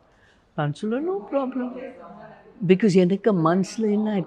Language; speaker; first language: Tamil; non-native, learner; Hindi